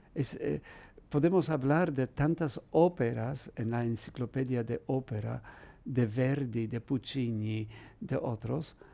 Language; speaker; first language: Spanish; non-native, fluent; Polish